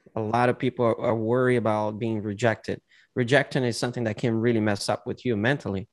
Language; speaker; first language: English; non-native, fluent; Portuguese